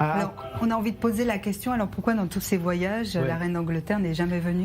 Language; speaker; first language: French; native; French